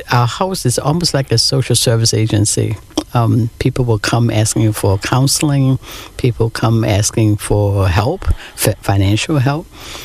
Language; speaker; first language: English; non-native, local second language; Cantonese